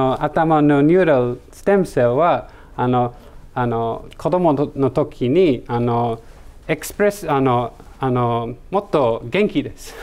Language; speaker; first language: Japanese; non-native, learner; English